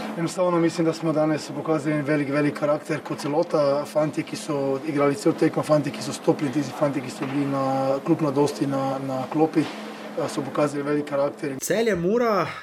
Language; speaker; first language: Slovenian; native; Slovenian